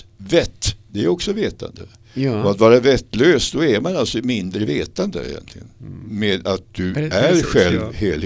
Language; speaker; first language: Swedish; native; Swedish